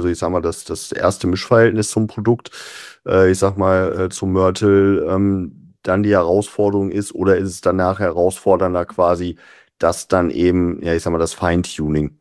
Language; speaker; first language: German; native; German